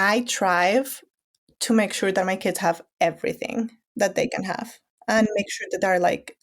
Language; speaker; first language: English; non-native, fluent; Spanish